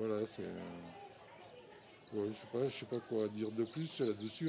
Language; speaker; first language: French; native; French